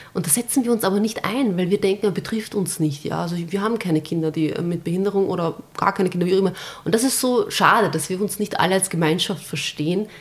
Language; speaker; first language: German; early bilingual, other home language; Bosnian